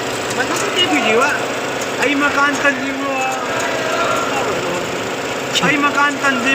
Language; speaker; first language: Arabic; non-native, learner; Hindi